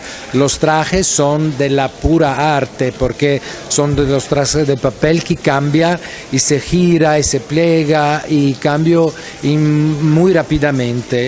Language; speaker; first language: Spanish; non-native, fluent; Italian